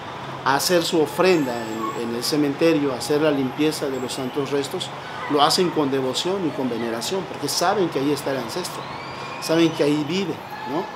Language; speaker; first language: Spanish; native; Spanish